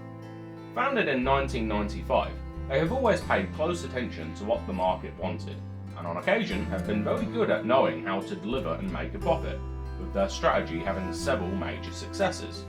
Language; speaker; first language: English; native; English